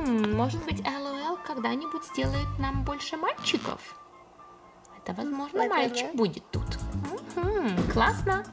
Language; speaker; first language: Russian; native; Russian